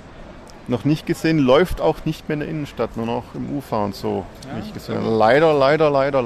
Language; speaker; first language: German; native; German